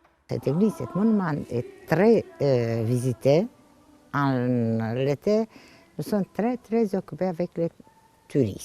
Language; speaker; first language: French; non-native, learner; Romanian